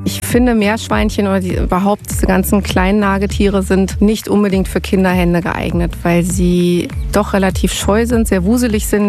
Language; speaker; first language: German; native; German